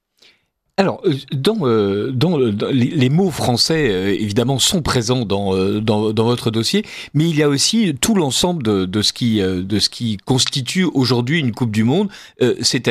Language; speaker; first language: French; native; French